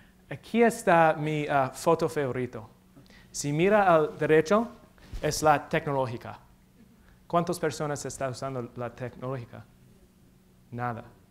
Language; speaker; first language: Spanish; non-native, learner; English